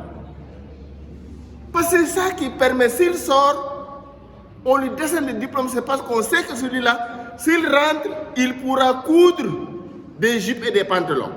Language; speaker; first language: French; non-native, local second language; Wolof